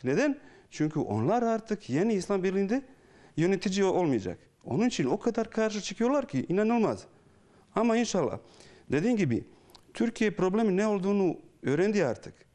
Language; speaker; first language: Turkish; non-native, fluent; Bosnian